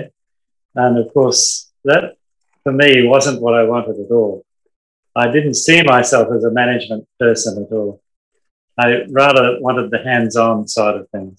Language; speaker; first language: English; native; English